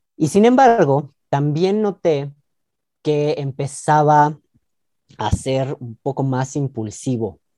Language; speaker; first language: Spanish; native; Spanish